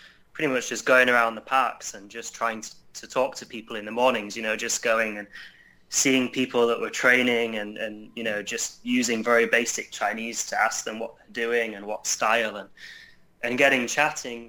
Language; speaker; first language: English; native; English